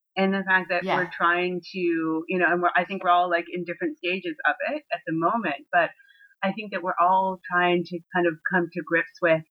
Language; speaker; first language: English; native; English